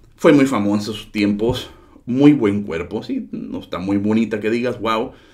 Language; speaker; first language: Spanish; early bilingual, heritage; Spanish